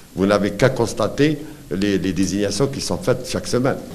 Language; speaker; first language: French; non-native, local second language; Arabic